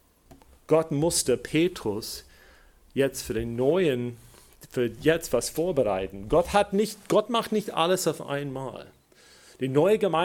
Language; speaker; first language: German; non-native, fluent; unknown